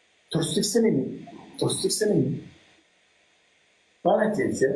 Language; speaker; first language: Russian; non-native, learner; Uzbek